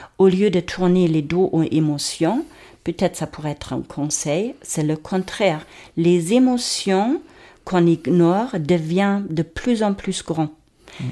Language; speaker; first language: French; non-native, fluent; German